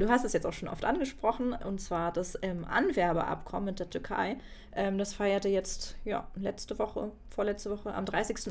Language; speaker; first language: German; native; German